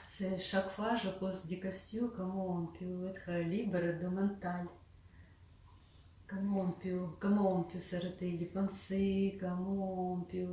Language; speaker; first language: French; non-native, learner; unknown